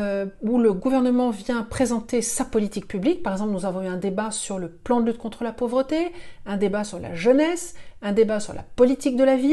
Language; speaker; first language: French; native; French